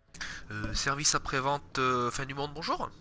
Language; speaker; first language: French; native; French